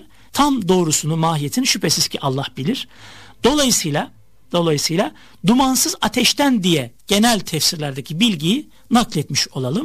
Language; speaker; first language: Turkish; native; Turkish